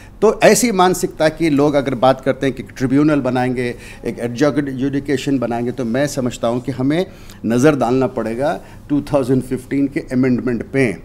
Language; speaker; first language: Urdu; native; Urdu